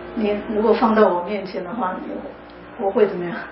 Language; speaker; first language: Chinese; native; Chinese